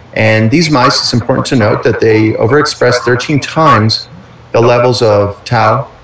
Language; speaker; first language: English; early bilingual, other home language; Spanish